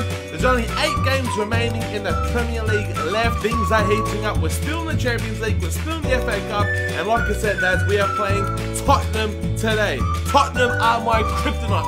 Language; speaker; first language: English; native; English